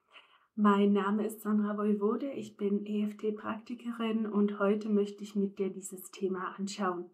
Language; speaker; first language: German; non-native, fluent; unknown